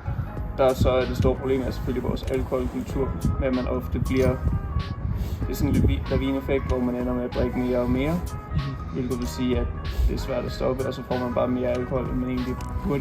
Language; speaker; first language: Danish; native; Danish